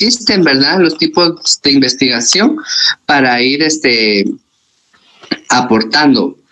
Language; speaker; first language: Spanish; native; Spanish